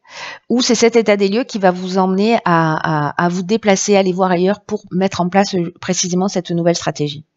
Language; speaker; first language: French; native; French